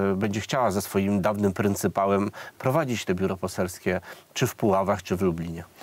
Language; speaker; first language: Polish; native; Polish